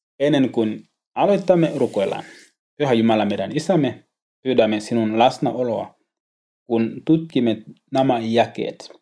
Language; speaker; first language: Finnish; non-native, learner; Swahili